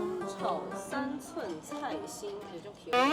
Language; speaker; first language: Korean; non-native, learner; Chinese